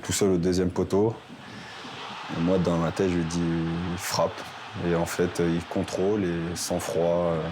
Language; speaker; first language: French; native; French